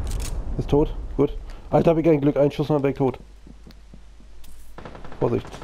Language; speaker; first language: German; native; German